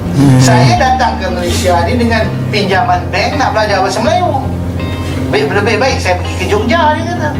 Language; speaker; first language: Malay; native; Malay